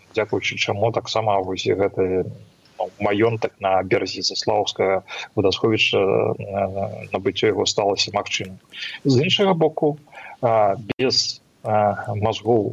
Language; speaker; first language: Belarusian; non-native, local second language; Russian